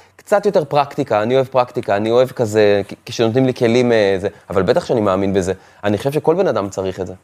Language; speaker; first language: Hebrew; native; Hebrew